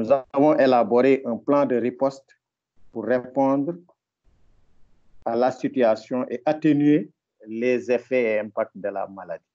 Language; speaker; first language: French; non-native, local second language; Wolof